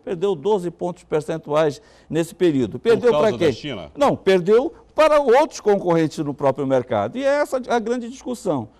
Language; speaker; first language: Portuguese; native; Portuguese